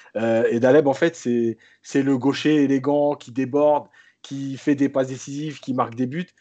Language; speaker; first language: French; native; French